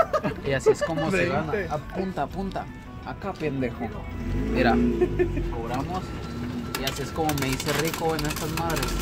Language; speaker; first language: Spanish; native; Spanish